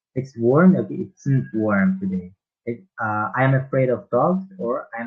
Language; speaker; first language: English; non-native, learner; Uzbek